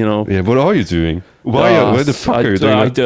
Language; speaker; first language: English; non-native, fluent; Norwegian